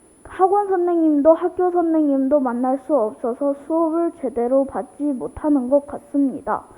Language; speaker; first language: Korean; early bilingual, other home language; Chinese